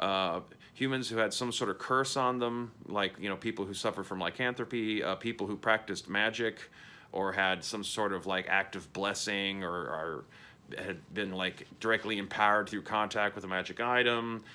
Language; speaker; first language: English; native; English